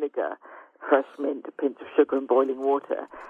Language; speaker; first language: English; native; English